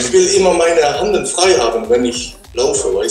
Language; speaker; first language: German; non-native, learner; Dutch